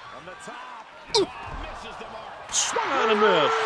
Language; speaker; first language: English; native; English